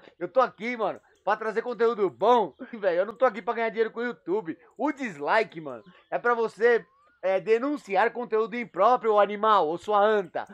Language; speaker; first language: Portuguese; native; Portuguese